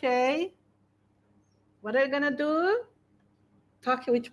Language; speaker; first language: English; non-native, learner; Portuguese